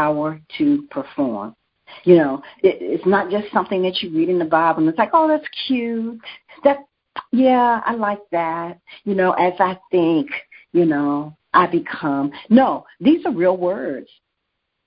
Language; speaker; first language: English; native; English